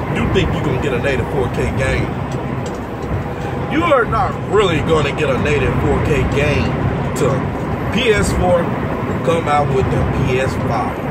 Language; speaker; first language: English; native; English